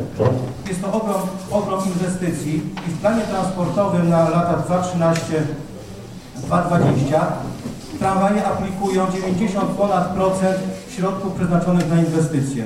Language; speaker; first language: Polish; native; Polish